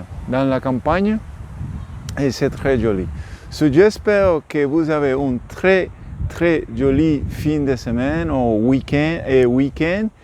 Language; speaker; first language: French; non-native, learner; Spanish